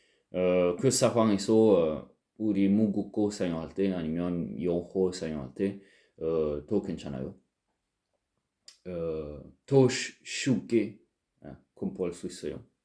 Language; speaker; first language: Korean; non-native, learner; French